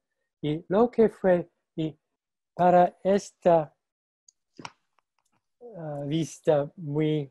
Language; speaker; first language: Spanish; non-native, fluent; English